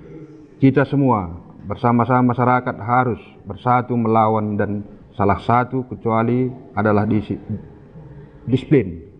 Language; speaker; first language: Indonesian; non-native, local second language; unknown